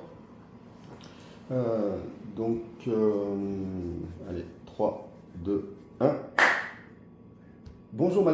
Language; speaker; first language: French; native; French